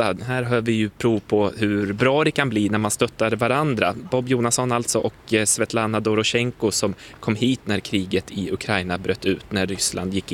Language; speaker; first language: Swedish; native; Swedish